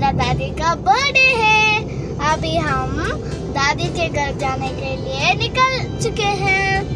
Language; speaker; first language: Hindi; non-native, local second language; Tulu